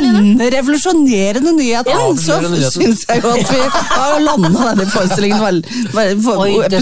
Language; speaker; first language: Norwegian; native; Norwegian